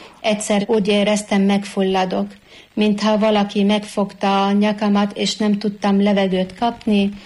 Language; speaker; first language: Hungarian; non-native, fluent; Arabic